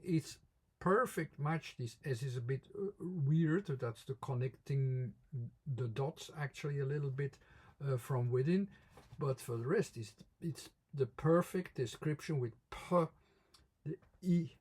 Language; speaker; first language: English; non-native, fluent; Dutch